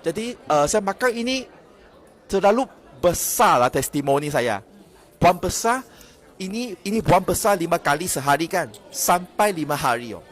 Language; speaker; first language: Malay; non-native, local second language; Chinese